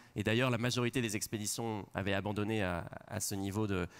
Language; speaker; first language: French; native; French